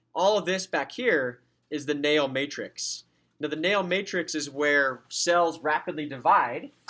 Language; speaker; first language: English; native; English